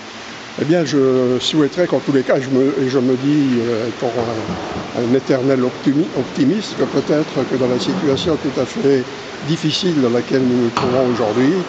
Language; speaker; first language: French; native; French